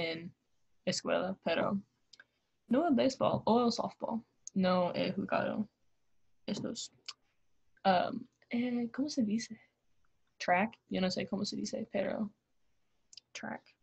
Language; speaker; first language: Spanish; non-native, learner; English